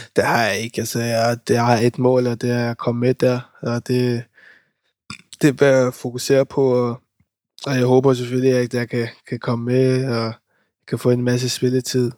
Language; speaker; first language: Danish; early bilingual, other home language; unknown